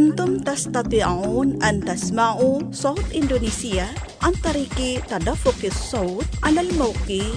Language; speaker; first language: Arabic; non-native, fluent; Indonesian